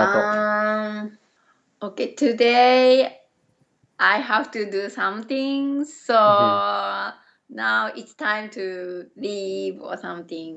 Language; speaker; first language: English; non-native, learner; Japanese